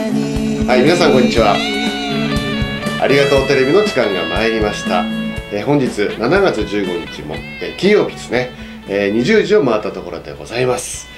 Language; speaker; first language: Japanese; native; Japanese